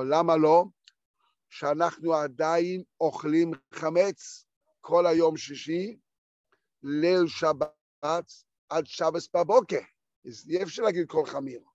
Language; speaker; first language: Hebrew; non-native, fluent; Yiddish